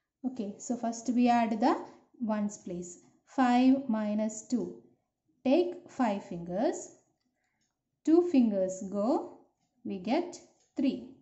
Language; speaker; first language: English; non-native, local second language; Malayalam